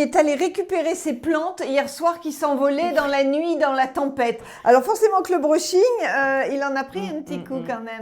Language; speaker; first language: French; native; French